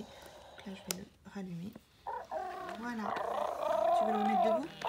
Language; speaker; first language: French; native; French